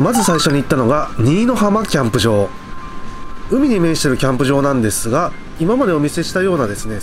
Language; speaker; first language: Japanese; native; Japanese